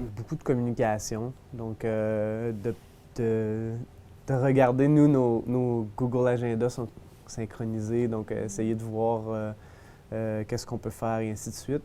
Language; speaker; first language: French; native; French